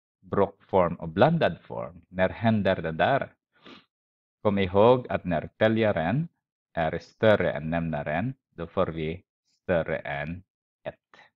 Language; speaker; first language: Swedish; non-native, fluent; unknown